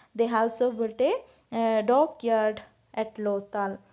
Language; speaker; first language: English; non-native, local second language; Kannada